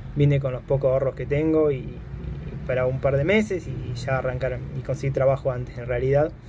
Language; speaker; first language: Spanish; native; Spanish